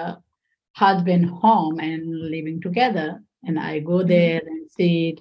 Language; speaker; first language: English; non-native, learner; Nepali